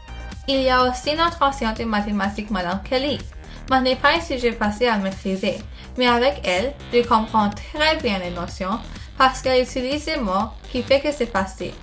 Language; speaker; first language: French; early bilingual, other home language; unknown